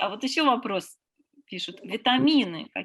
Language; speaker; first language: Russian; native; Russian